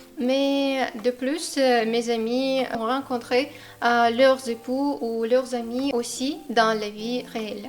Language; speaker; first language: French; non-native, fluent; Russian